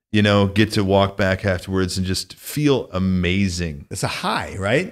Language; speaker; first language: English; native; English